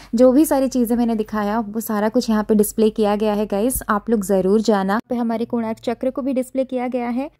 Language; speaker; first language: Hindi; non-native, local second language; Odia